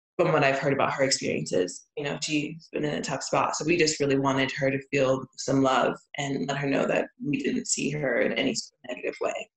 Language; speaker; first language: English; native; English